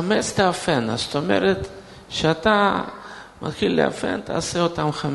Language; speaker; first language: Hebrew; non-native, fluent; Russian